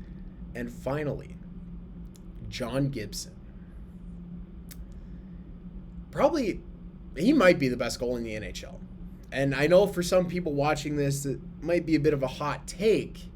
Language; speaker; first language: English; native; English